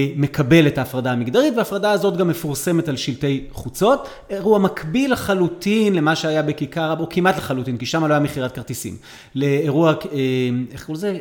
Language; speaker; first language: Hebrew; native; Hebrew